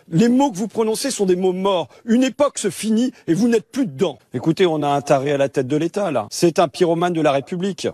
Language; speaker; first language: French; native; French